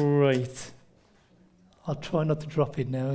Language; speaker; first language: English; native; English